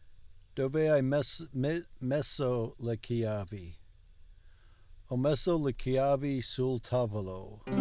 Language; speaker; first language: Italian; non-native, learner; English